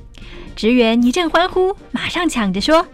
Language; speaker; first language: Chinese; native; Chinese